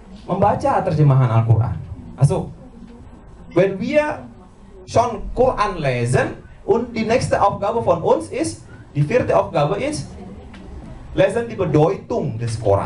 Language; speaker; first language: German; non-native, learner; Indonesian